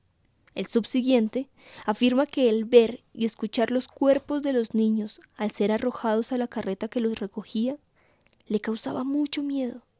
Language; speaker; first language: Spanish; native; Spanish